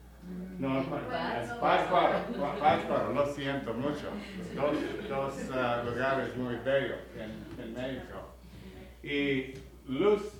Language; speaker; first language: Spanish; non-native, learner; English